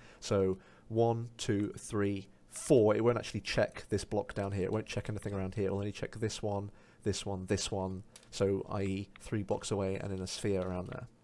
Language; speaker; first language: English; native; English